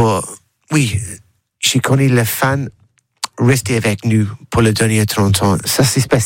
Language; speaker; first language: French; non-native, learner; English